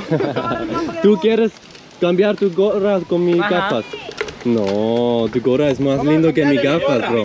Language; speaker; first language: Spanish; non-native, learner; Swiss German